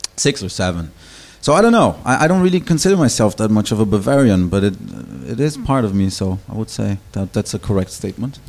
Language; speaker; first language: English; non-native, fluent; German